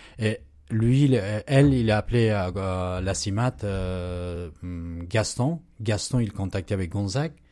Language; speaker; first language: French; non-native, learner; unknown